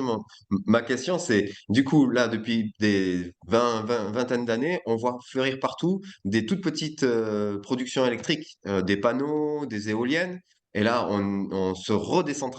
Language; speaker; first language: French; native; French